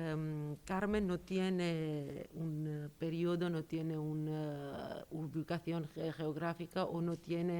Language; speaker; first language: Spanish; non-native, fluent; Georgian